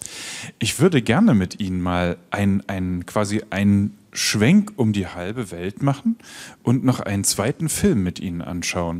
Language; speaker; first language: German; native; German